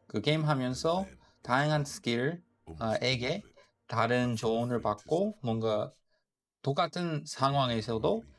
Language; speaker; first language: Korean; non-native, fluent; English